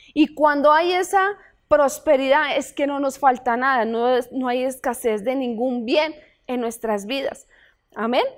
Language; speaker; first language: Spanish; native; Spanish